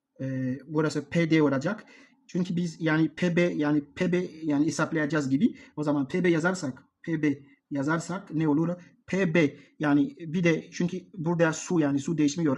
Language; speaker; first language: Turkish; non-native, learner; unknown